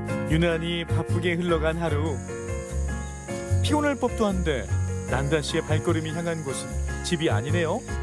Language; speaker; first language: Korean; native; Korean